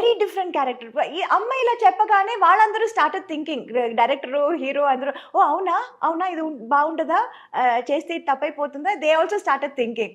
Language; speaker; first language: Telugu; non-native, local second language; Tamil